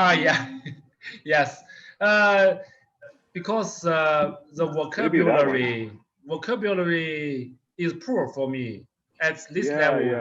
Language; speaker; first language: English; non-native, learner; Chinese